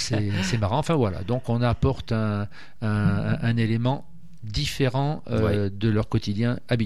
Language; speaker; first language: French; native; French